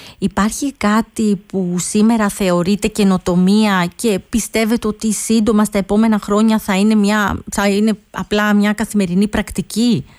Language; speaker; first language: Greek; native; Greek